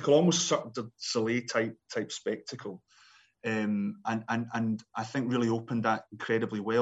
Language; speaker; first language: English; native; English